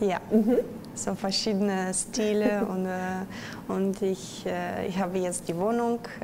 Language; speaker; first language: German; non-native, learner; Russian